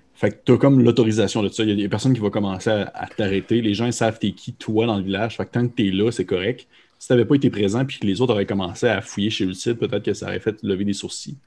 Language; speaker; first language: French; native; French